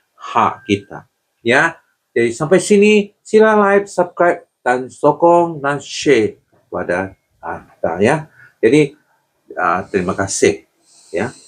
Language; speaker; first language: Malay; non-native, local second language; Chinese